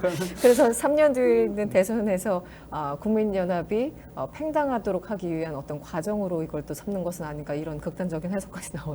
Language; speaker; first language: Korean; native; Korean